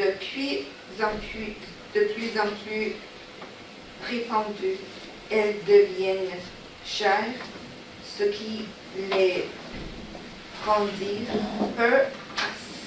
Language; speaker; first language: French; non-native, learner; Chinese